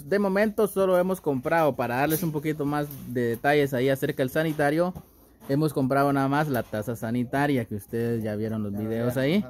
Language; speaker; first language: Spanish; native; Spanish